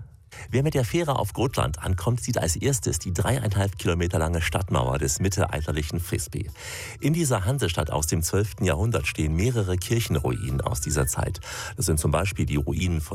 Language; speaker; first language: German; native; German